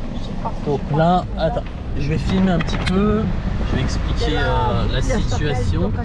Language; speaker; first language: French; native; French